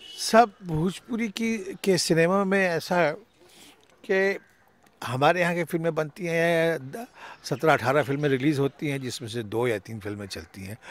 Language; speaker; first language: Hindi; native; Hindi